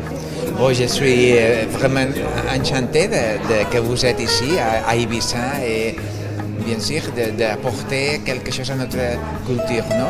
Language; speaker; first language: French; non-native, learner; Spanish